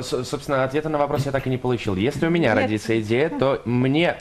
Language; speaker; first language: Russian; native; Russian